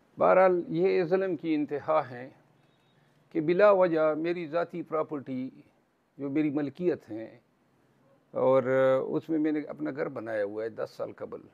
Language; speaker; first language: Urdu; non-native, local second language; Pashto